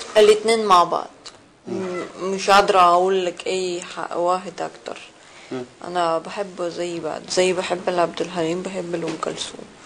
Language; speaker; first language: Arabic; non-native, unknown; Russian